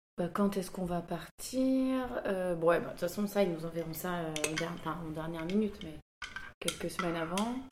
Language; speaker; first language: French; native; French